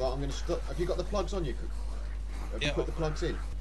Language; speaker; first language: English; native; English